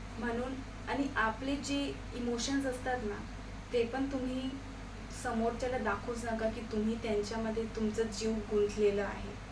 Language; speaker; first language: Marathi; non-native, local second language; Hindi